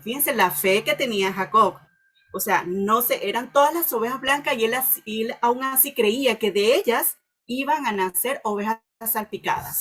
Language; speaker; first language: Spanish; native; Spanish